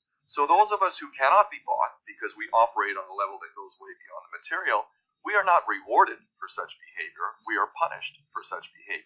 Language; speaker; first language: English; native; English